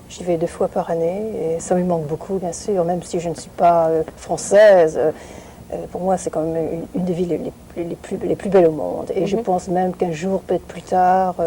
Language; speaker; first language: French; non-native, fluent; Vietnamese